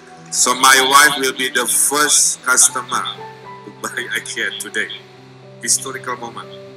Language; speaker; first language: English; non-native, fluent; Indonesian